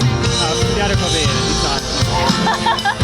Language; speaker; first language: Italian; native; Italian